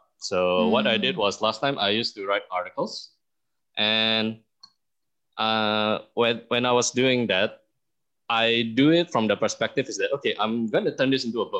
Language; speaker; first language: English; early bilingual, other home language; Indonesian